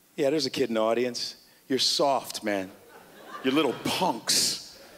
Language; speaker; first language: English; native; English